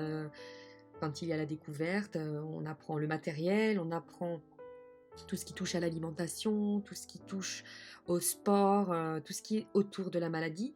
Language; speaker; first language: French; native; French